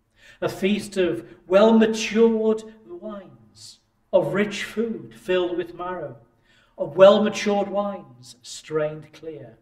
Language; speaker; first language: English; native; English